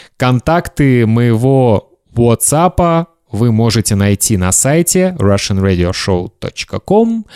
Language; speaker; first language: Russian; native; Russian